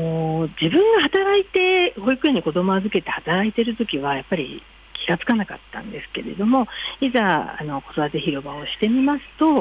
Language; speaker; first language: Japanese; native; Japanese